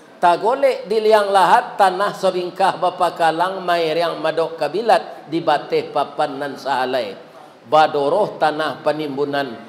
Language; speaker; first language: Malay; non-native, local second language; Minangkabau